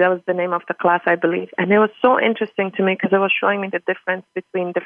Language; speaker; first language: English; non-native, fluent; Persian